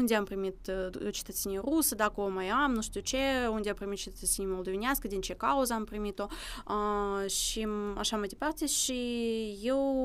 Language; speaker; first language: Romanian; early bilingual, other home language; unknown